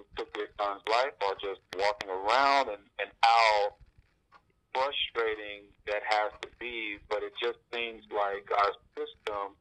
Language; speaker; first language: English; native; English